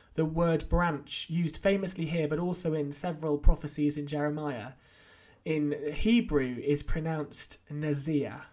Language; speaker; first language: English; native; English